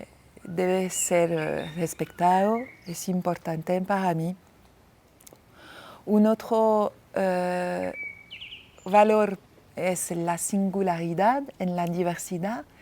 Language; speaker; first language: Spanish; non-native, fluent; French